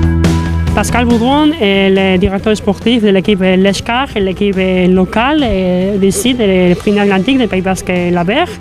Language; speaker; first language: French; non-native, learner; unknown